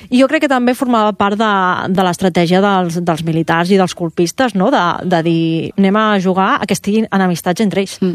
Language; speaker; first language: Catalan; native; Catalan